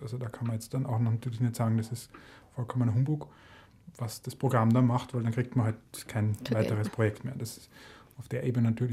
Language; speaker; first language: German; native; German